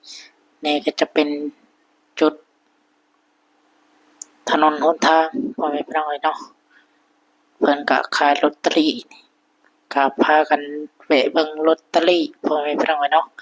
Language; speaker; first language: Thai; non-native, local second language; Northeastern Thai